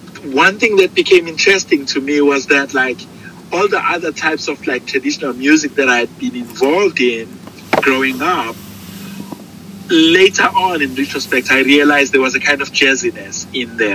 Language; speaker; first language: English; non-native, local second language; Zulu